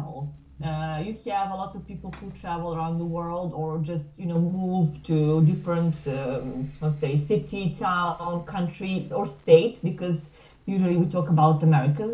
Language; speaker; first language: English; non-native, fluent; Serbian